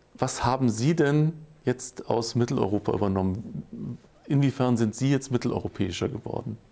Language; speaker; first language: German; native; German